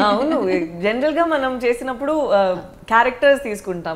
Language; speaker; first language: Telugu; non-native, learner; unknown